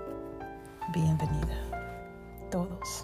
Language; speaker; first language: Spanish; non-native, learner; English